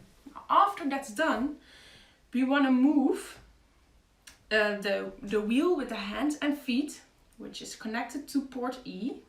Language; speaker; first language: English; non-native, fluent; Dutch